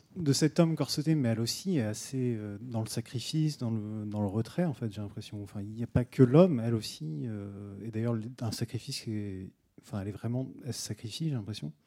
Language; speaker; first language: French; native; French